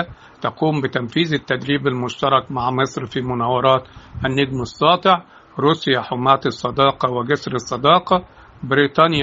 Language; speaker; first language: Arabic; native; Arabic